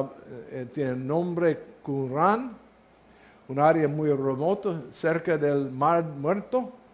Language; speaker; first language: Spanish; non-native, learner; English